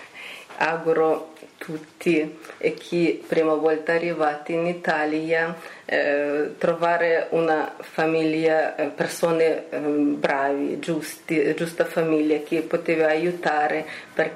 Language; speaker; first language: Italian; non-native, learner; Russian